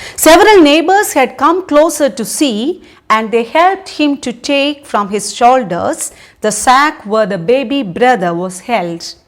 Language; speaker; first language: English; non-native, local second language; Malayalam